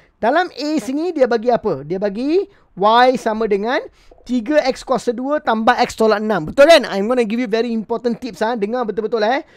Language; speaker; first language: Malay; non-native, local second language; Tamil